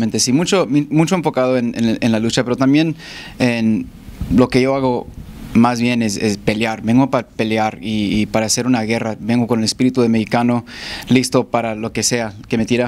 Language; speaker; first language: Spanish; early bilingual, heritage; Spanish